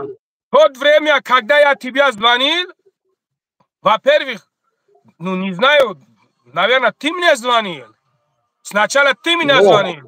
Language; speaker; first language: Russian; non-native, learner; Tajik